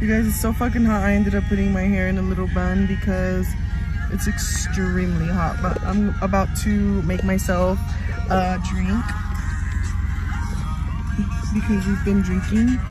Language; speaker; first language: English; early bilingual, other home language; Spanish